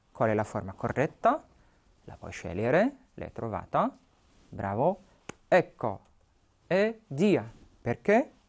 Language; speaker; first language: Italian; non-native, fluent; Arabic